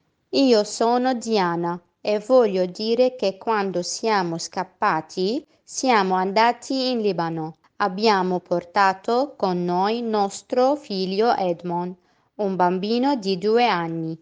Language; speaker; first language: Italian; non-native, fluent; Arabic